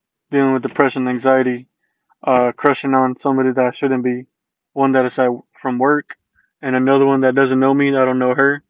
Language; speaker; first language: English; early bilingual, other home language; Spanish